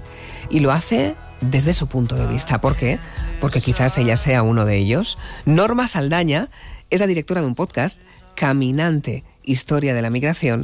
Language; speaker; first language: Spanish; native; Spanish